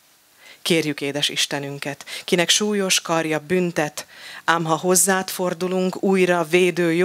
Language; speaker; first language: Hungarian; native; Hungarian